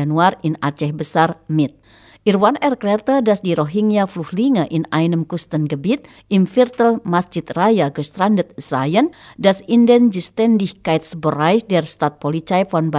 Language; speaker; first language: German; non-native, fluent; Indonesian